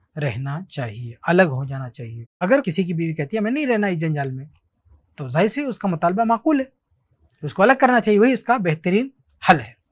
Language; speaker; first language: Hindi; native; Hindi